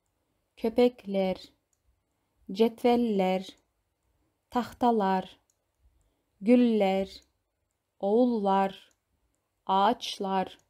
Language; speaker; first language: Turkish; non-native, fluent; Kazakh